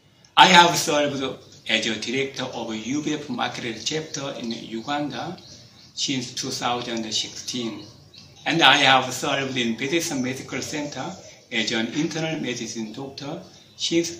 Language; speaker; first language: English; non-native, fluent; Korean